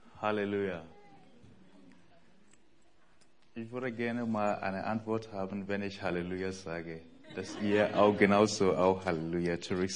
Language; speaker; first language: German; non-native, fluent; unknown